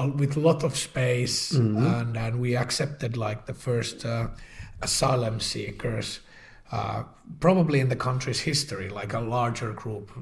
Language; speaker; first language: English; non-native, fluent; Finnish